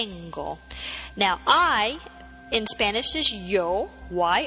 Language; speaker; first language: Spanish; non-native, fluent; English